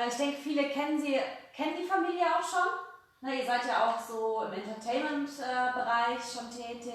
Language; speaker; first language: German; native; German